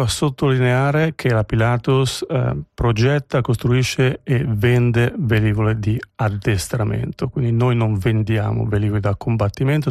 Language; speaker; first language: Italian; native; Italian